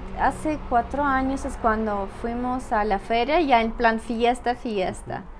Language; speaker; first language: Spanish; non-native, fluent; Russian